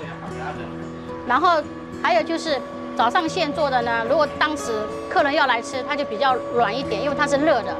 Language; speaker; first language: Chinese; native; Chinese